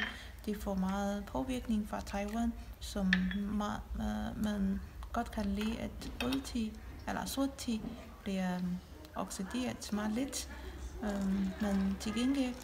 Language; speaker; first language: Danish; non-native, fluent; Chinese